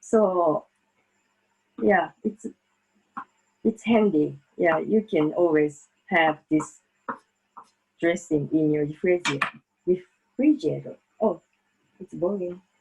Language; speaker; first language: English; non-native, fluent; Japanese